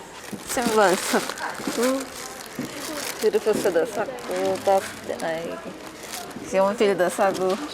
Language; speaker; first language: Korean; non-native, learner; Sinhala